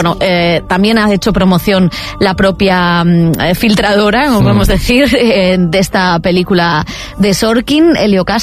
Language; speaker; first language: Spanish; native; Spanish